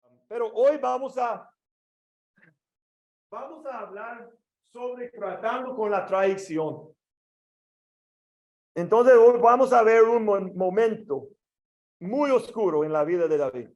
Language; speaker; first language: Spanish; non-native, learner; English